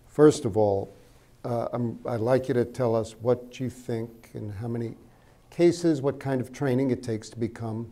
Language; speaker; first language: English; native; English